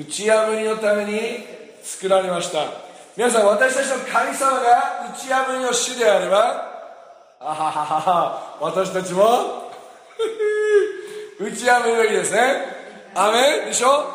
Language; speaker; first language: Japanese; non-native, fluent; English